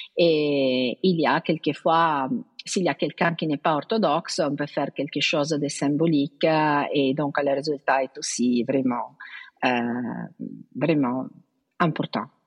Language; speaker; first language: French; non-native, fluent; Italian